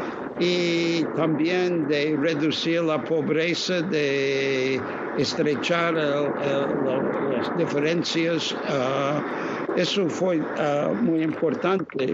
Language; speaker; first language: Spanish; non-native, fluent; English